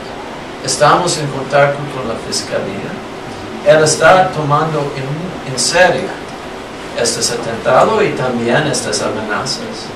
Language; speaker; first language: Spanish; non-native, fluent; English